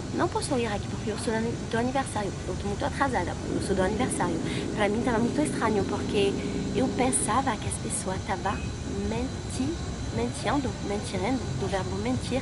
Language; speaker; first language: Portuguese; non-native, fluent; French